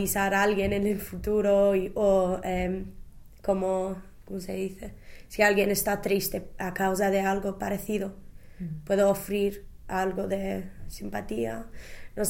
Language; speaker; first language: Spanish; non-native, fluent; English